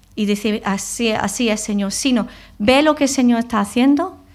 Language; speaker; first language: Spanish; non-native, fluent; English